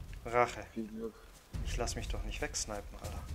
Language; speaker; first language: German; native; German